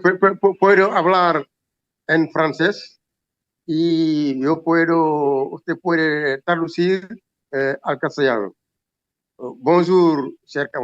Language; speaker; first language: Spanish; non-native, learner; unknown